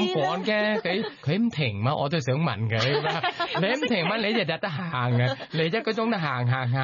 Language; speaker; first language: Cantonese; non-native, learner; Thai